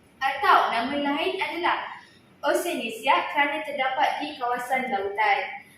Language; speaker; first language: Malay; native; Malay